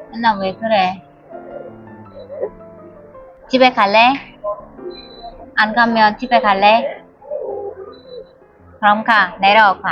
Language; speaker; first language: Korean; non-native, learner; Vietnamese